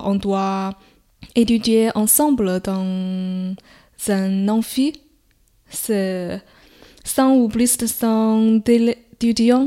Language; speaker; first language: French; non-native, fluent; Chinese